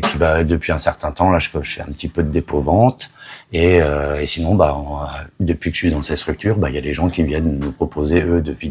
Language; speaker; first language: French; native; French